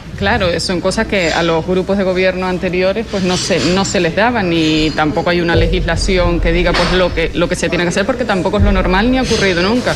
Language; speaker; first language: Spanish; native; Spanish